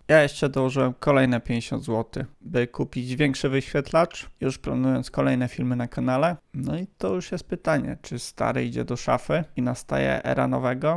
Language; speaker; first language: Polish; native; Polish